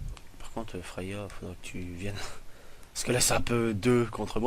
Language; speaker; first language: French; native; French